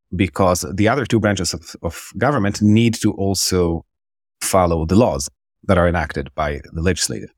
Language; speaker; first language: English; non-native, fluent; Hebrew